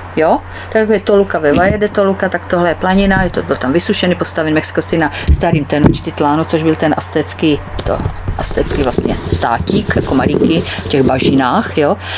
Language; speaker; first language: Czech; native; Czech